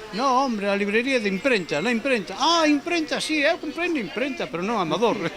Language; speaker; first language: Spanish; non-native, local second language; Galician